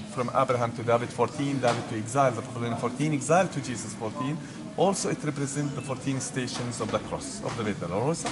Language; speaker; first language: English; non-native, fluent; Arabic